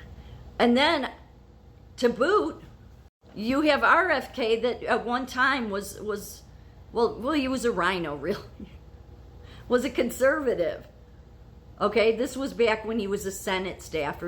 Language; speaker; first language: English; native; English